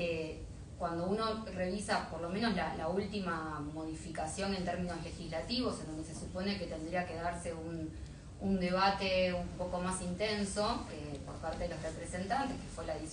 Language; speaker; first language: Spanish; native; Spanish